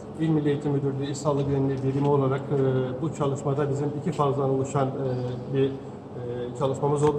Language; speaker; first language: Turkish; native; Turkish